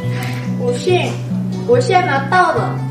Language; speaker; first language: Chinese; non-native, learner; Indonesian